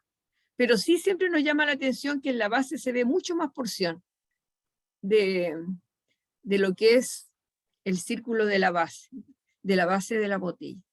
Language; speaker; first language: Spanish; native; Spanish